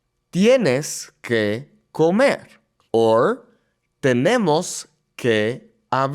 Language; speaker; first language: Spanish; non-native, fluent; English